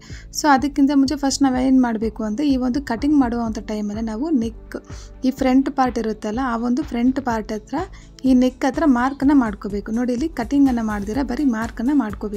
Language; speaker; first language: Kannada; native; Kannada